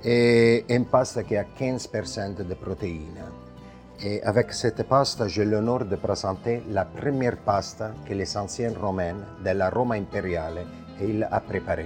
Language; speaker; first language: French; non-native, fluent; Italian